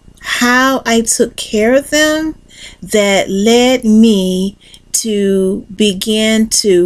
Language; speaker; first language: English; native; English